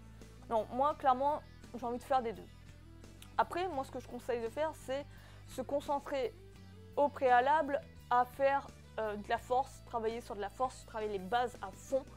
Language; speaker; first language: French; native; French